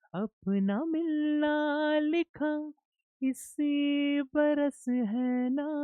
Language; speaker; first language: Hindi; non-native, local second language; Gujarati